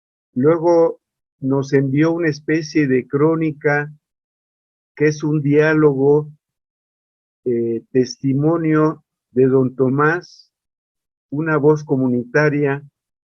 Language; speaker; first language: Spanish; native; Spanish